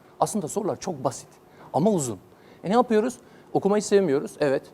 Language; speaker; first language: Turkish; native; Turkish